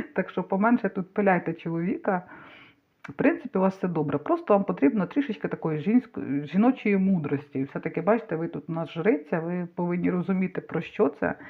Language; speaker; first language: Ukrainian; non-native, local second language; Russian